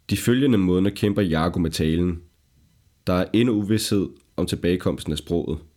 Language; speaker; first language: Danish; native; Danish